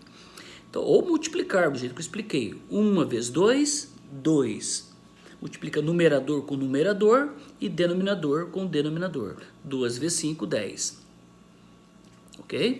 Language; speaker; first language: Portuguese; native; Portuguese